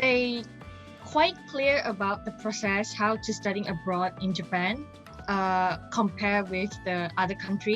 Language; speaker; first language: English; non-native, local second language; Chinese